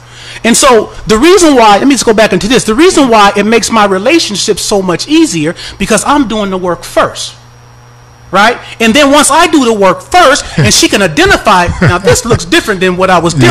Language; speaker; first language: English; native; English